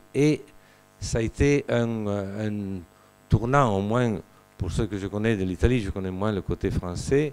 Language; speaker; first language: French; non-native, fluent; Italian